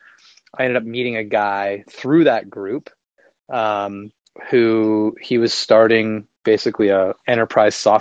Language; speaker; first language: English; native; English